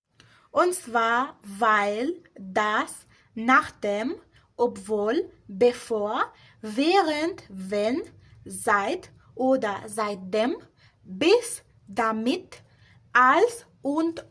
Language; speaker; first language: German; non-native, fluent; Spanish